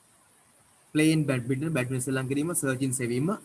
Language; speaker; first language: English; non-native, local second language; Sinhala